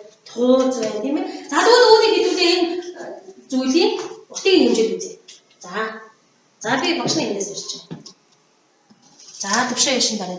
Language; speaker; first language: Mongolian; native; Mongolian